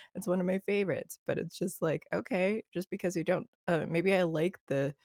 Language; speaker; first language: English; early bilingual, other home language; Filipino